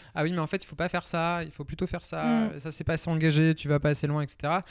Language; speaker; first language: French; native; French